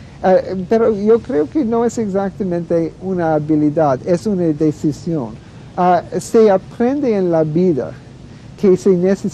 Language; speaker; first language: Spanish; non-native, fluent; English